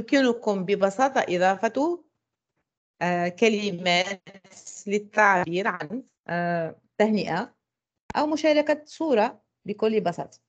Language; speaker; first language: Arabic; native; Arabic